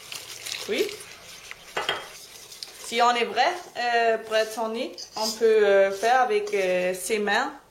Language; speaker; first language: French; non-native, learner; Danish